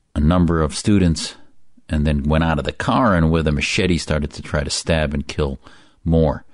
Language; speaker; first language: English; early bilingual, other home language; Arabic